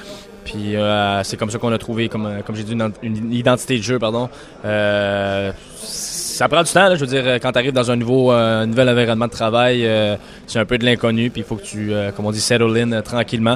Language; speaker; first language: French; native; French